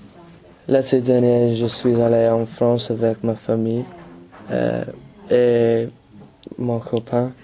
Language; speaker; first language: French; non-native, learner; English